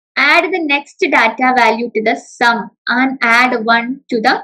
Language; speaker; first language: English; non-native, local second language; Malayalam